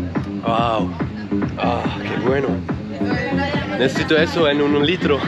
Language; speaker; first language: Spanish; non-native, learner; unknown